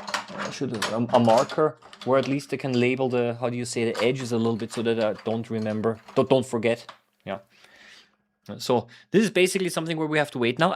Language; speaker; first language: English; non-native, fluent; German